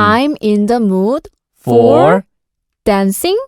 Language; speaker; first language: English; non-native, learner; Korean